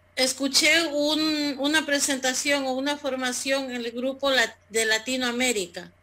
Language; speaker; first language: Spanish; native; Spanish